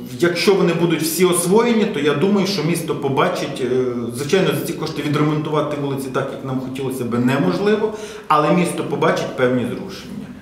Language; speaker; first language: Ukrainian; native; Ukrainian